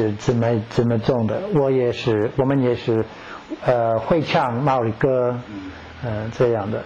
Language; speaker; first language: Chinese; non-native, learner; English